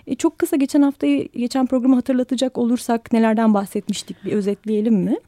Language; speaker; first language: Turkish; native; Turkish